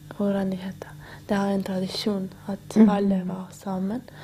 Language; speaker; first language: Norwegian; non-native, learner; Spanish